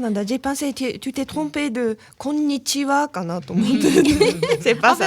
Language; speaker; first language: French; non-native, learner; Japanese